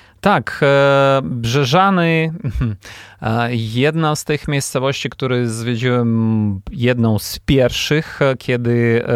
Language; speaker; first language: Polish; non-native, fluent; Ukrainian